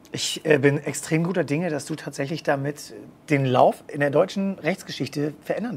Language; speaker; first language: German; native; German